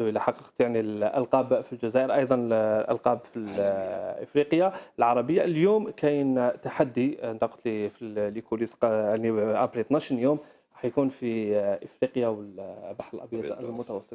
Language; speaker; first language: Arabic; native; Arabic